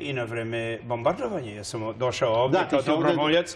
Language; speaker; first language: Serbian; early bilingual, heritage; English